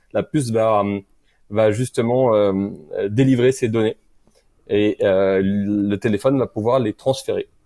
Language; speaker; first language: French; native; French